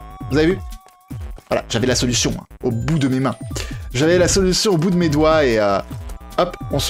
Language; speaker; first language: French; native; French